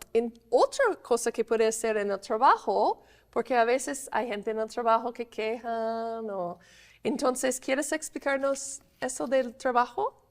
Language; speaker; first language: Spanish; non-native, fluent; English